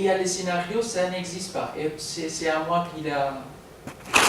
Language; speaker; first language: French; non-native, learner; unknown